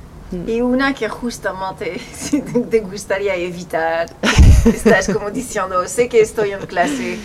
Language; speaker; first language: Spanish; non-native, fluent; French